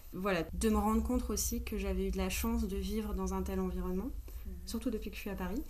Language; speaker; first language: French; native; French